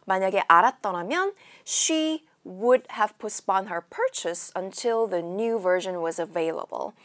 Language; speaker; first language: English; non-native, fluent; Korean